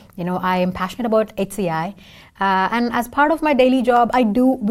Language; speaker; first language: English; non-native, local second language; Tamil